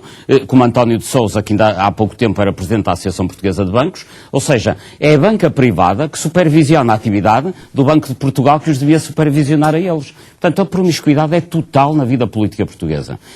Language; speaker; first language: Portuguese; native; Portuguese